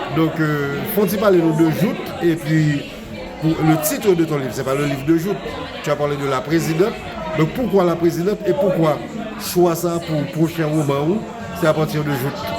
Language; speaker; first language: French; non-native, local second language; Haitian Creole